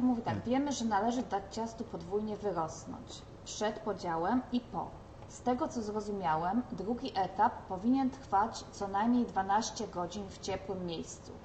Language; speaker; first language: Polish; native; Polish